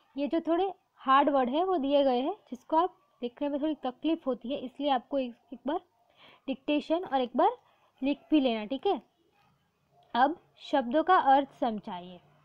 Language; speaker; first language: Hindi; non-native, local second language; Gujarati